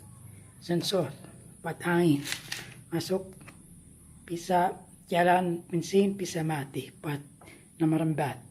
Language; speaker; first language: Indonesian; non-native, learner; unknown